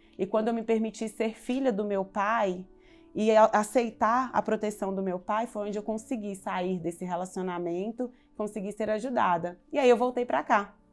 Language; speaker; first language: Portuguese; native; Portuguese